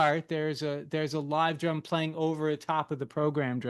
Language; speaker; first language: English; native; English